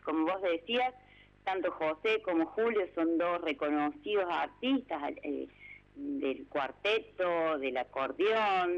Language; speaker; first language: Spanish; native; Spanish